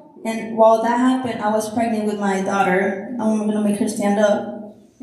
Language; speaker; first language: English; early bilingual, other home language; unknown